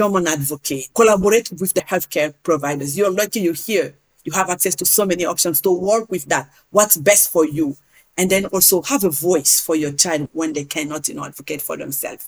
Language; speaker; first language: English; non-native, fluent; Hausa